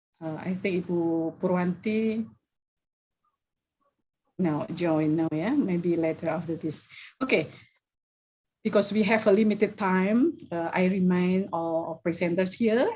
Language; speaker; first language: English; non-native, learner; Indonesian